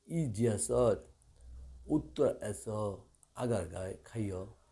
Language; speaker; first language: Korean; non-native, learner; Bangla